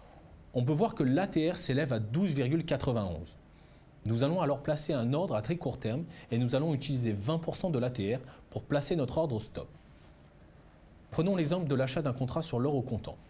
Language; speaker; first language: French; native; French